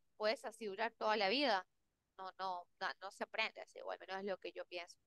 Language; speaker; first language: Spanish; native; Spanish